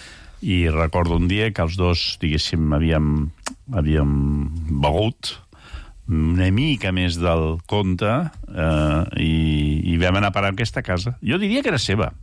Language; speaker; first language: Catalan; native; Catalan